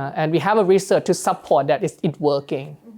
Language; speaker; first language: English; non-native, learner; Thai